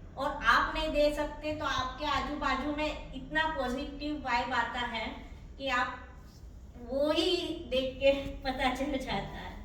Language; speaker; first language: Hindi; non-native, local second language; Gujarati